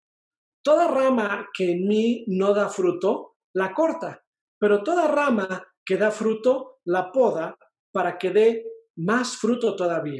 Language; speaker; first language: Spanish; native; Spanish